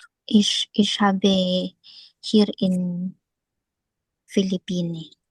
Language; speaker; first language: German; non-native, learner; Filipino